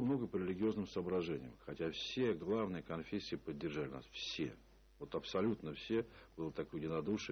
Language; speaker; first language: Russian; native; Russian